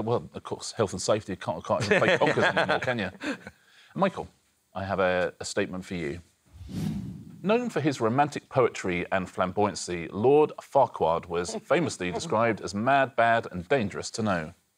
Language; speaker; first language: English; native; English